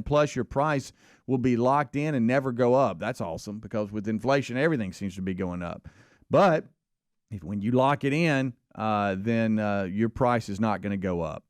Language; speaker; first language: English; native; English